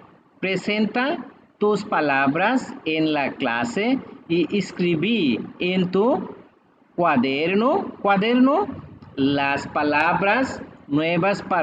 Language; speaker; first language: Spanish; non-native, fluent; Bangla